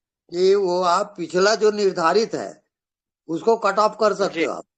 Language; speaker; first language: Hindi; native; Hindi